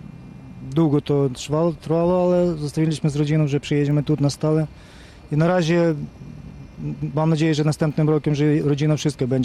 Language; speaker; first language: Polish; non-native, fluent; Ukrainian